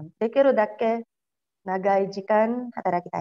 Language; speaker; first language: Japanese; non-native, learner; Filipino